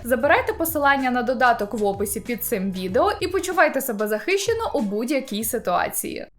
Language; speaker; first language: Ukrainian; native; Ukrainian